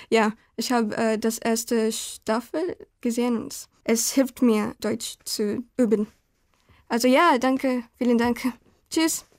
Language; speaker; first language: German; non-native, learner; Spanish